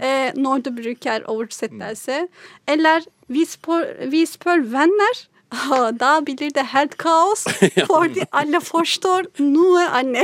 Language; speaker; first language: Norwegian; non-native, fluent; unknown